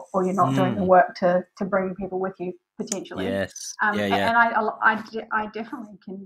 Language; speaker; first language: English; native; English